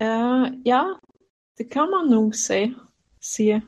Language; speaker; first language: Danish; non-native, learner; Swedish